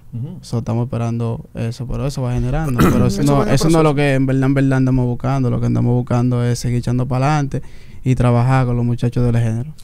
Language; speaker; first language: Spanish; early bilingual, heritage; Spanish